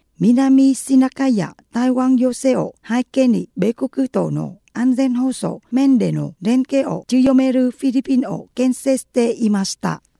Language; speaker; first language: Japanese; non-native, fluent; Vietnamese